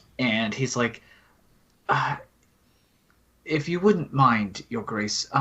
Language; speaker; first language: English; native; English